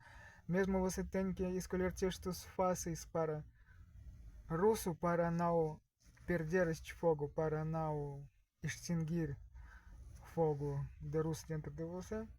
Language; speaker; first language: Portuguese; non-native, learner; Russian